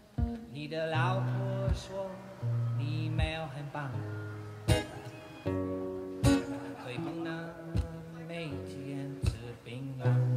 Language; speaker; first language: Chinese; non-native, learner; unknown